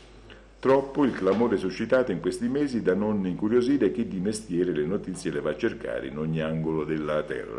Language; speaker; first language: Italian; native; Italian